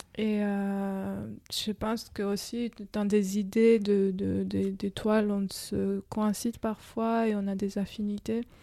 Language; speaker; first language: French; non-native, fluent; Georgian